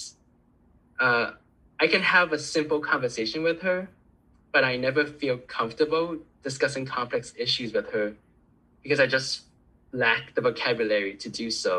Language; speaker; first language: English; early bilingual, other home language; Cantonese